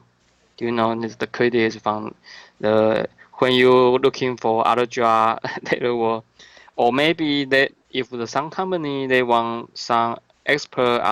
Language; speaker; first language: English; non-native, learner; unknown